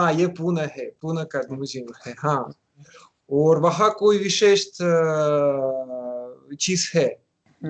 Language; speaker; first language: Hindi; non-native, fluent; Russian